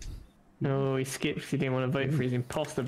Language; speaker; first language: English; native; English